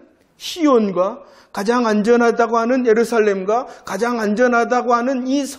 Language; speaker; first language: Korean; native; Korean